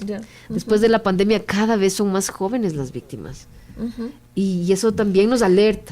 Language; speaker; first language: Spanish; native; Spanish